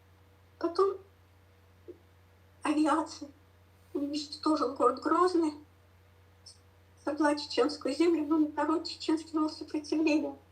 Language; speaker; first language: Russian; native; Russian